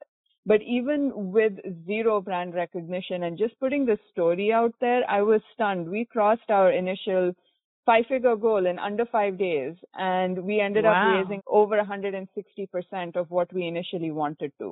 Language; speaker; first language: English; non-native, local second language; Konkani